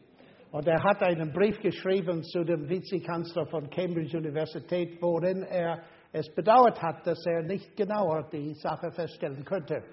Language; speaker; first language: German; non-native, fluent; English